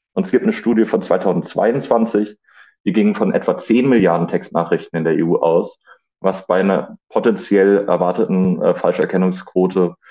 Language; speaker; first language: German; native; German